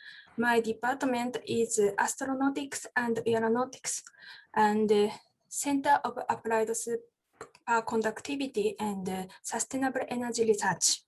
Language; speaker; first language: English; non-native, learner; Japanese